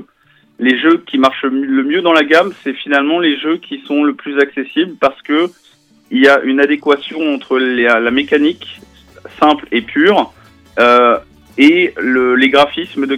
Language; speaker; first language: French; native; French